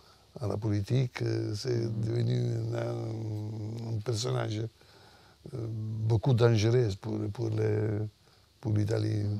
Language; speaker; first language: French; non-native, fluent; Italian